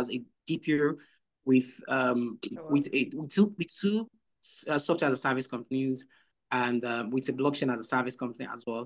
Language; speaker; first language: English; non-native, local second language; Yoruba